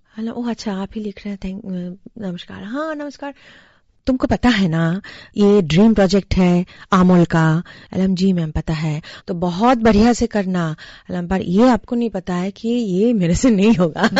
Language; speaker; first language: Hindi; non-native, local second language; Bangla